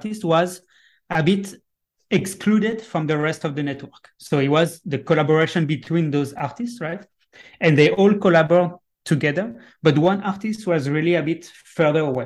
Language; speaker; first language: English; non-native, fluent; French